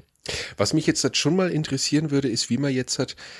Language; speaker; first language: German; native; German